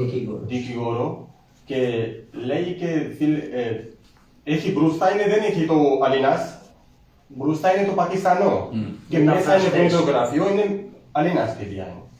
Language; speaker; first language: Greek; non-native, learner; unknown